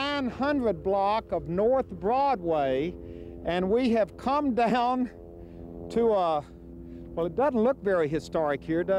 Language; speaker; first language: English; native; English